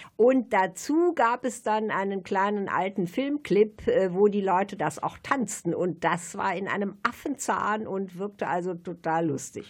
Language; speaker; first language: German; native; German